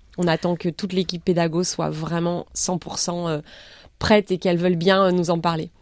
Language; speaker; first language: French; native; French